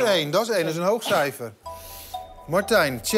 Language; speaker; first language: Dutch; native; Dutch